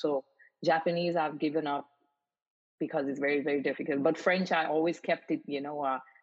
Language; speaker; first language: English; non-native, local second language; Marathi